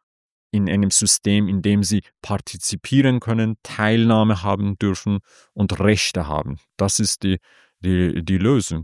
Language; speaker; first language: German; non-native, fluent; Persian